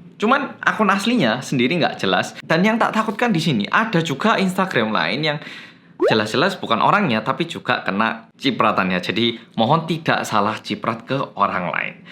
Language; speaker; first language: Indonesian; non-native, fluent; Korean